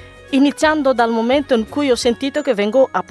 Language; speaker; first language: Italian; non-native, fluent; Malagasy